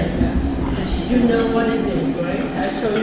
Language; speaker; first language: English; non-native, learner; Thai